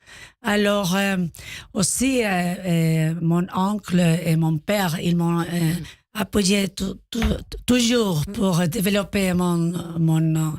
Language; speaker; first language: French; non-native, learner; Spanish